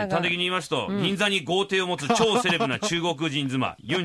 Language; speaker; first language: Japanese; native; Japanese